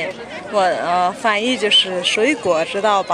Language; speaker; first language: Chinese; non-native, local second language; Mongolian